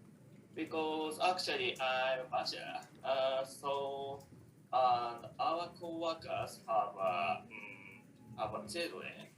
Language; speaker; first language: English; non-native, learner; Japanese